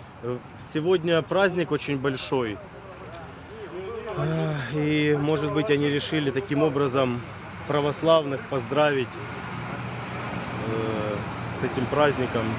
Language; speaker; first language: Russian; native; Russian